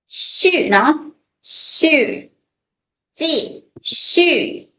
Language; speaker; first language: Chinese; non-native, fluent; Lao